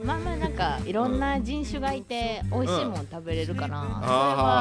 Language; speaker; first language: Japanese; native; Japanese